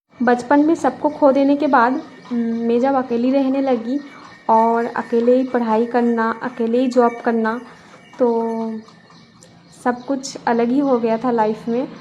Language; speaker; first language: Hindi; non-native, local second language; Bangla